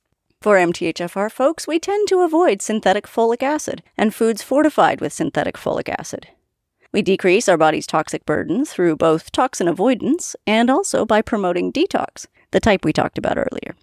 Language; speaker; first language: English; native; English